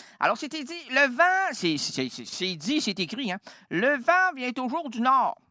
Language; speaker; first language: French; native; French